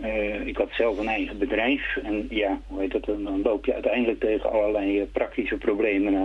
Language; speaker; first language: Dutch; native; Dutch